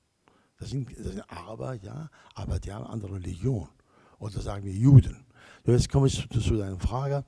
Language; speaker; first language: German; non-native, learner; Kurdish